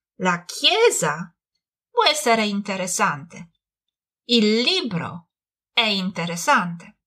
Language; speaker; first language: Italian; non-native, fluent; Polish